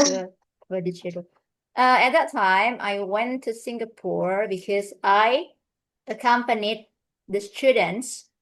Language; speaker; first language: English; non-native, fluent; Indonesian